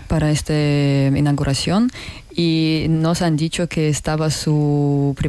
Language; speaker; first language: Spanish; non-native, learner; Russian